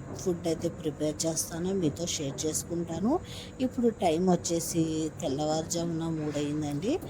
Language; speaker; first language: Telugu; non-native, local second language; Urdu